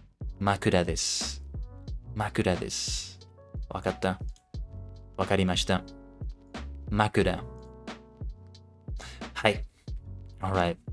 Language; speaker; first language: Japanese; non-native, learner; English